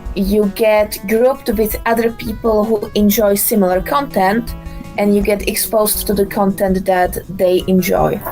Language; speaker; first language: English; non-native, fluent; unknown